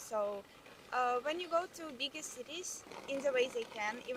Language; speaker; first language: English; non-native, fluent; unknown